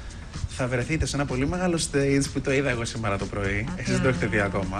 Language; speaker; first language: Greek; native; Greek